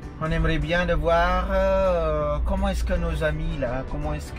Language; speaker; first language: French; non-native, fluent; Indonesian